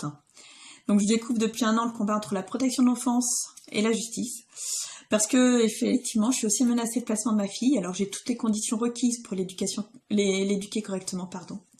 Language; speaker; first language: French; native; French